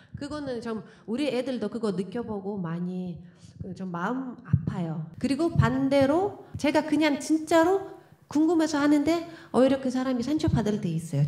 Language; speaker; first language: Korean; non-native, fluent; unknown